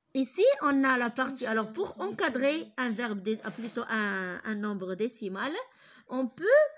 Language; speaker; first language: French; non-native, local second language; Arabic